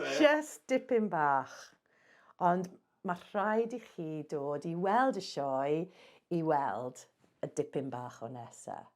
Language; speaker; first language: Welsh; non-native, local second language; English